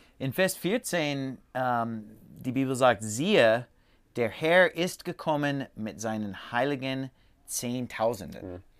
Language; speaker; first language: German; non-native, learner; English